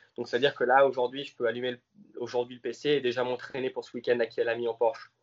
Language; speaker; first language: French; native; French